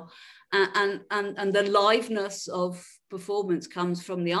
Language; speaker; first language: English; native; English